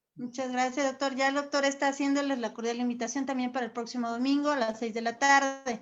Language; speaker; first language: Spanish; native; Spanish